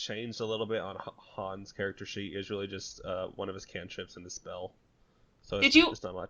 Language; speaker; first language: English; native; English